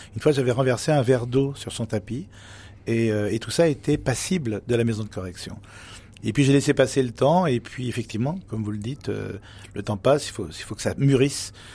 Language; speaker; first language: French; native; French